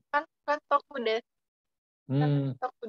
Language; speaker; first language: Japanese; non-native, learner; Indonesian